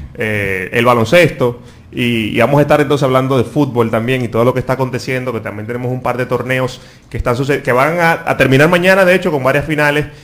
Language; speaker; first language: Spanish; native; Spanish